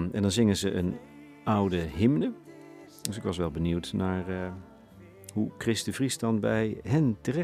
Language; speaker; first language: Dutch; native; Dutch